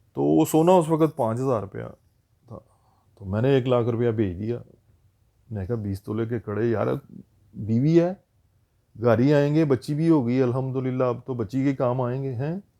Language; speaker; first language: Urdu; native; Urdu